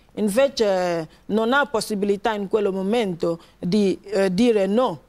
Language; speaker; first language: Italian; non-native, fluent; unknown